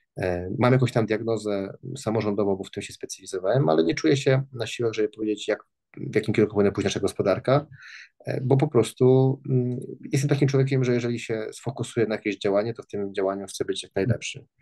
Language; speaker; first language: Polish; native; Polish